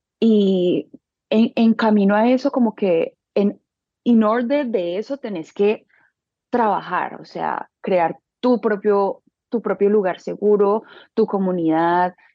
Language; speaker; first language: Spanish; native; Spanish